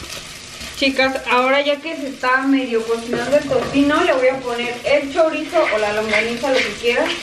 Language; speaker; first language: Spanish; native; Spanish